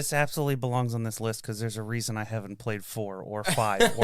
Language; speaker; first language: English; native; English